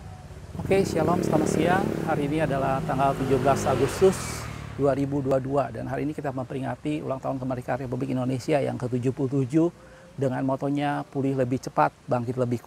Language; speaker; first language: Indonesian; native; Indonesian